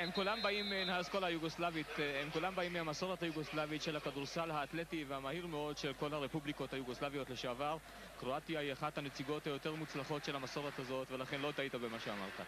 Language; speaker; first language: Hebrew; native; Hebrew